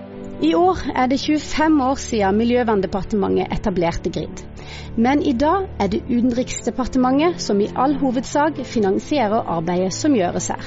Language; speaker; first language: Norwegian; native; Norwegian